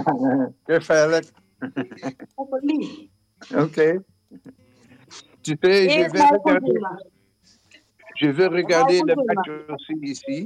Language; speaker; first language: French; non-native, learner; Dutch